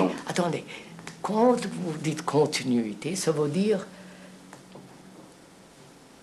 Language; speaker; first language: French; non-native, fluent; Telugu